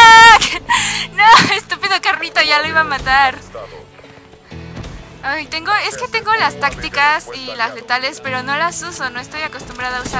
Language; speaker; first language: Spanish; native; Spanish